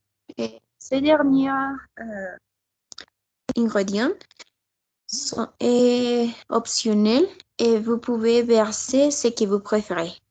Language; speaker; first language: French; non-native, learner; Spanish